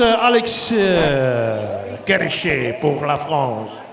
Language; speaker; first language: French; non-native, local second language; Dutch